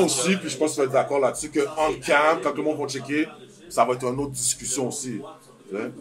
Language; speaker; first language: French; native; French